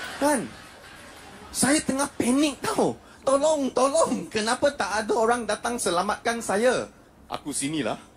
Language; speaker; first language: Malay; non-native, local second language; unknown